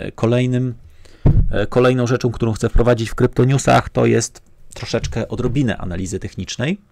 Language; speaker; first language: Polish; native; Polish